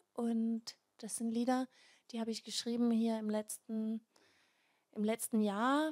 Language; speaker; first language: German; non-native, fluent; Danish